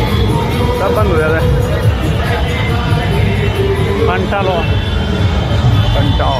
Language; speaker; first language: Hindi; non-native, local second language; Odia